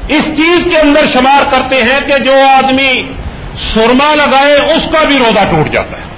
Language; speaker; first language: Urdu; native; Urdu